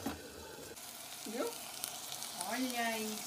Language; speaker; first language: Portuguese; non-native, learner; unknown